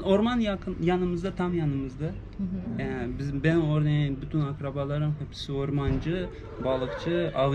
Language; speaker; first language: Turkish; non-native, fluent; Russian